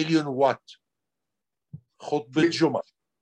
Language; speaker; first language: English; non-native, fluent; Arabic